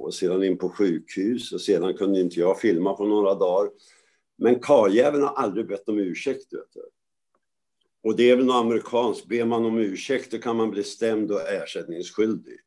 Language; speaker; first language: Swedish; native; Swedish